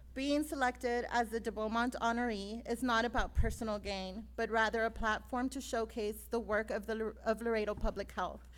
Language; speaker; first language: English; native; English